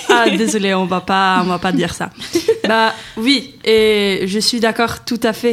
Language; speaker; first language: French; non-native, fluent; Swedish